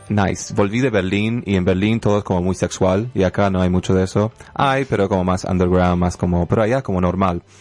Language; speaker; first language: Spanish; early bilingual, heritage; Spanish